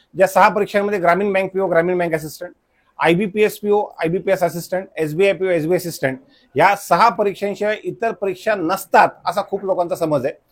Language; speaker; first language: Marathi; native; Marathi